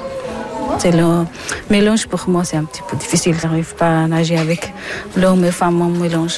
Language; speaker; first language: French; non-native, learner; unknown